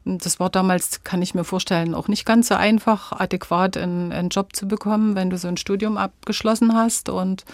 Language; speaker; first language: German; native; German